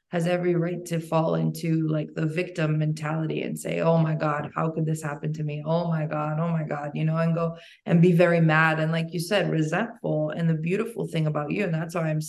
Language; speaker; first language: English; early bilingual, other home language; Albanian